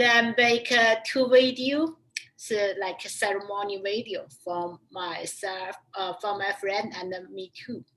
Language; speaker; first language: English; non-native, learner; Chinese